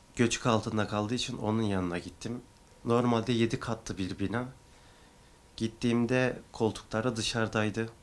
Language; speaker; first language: Turkish; native; Turkish